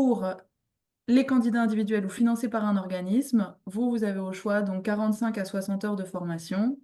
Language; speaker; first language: French; native; French